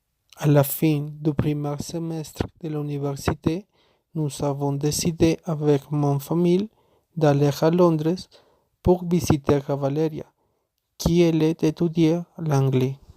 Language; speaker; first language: French; non-native, learner; Spanish